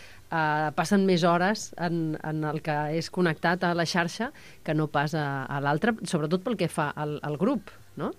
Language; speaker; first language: Catalan; native; Catalan